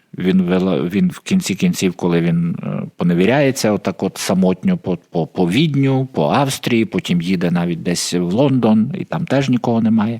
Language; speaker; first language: Ukrainian; native; Ukrainian